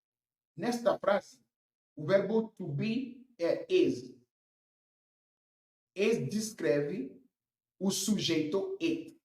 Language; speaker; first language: Portuguese; non-native, fluent; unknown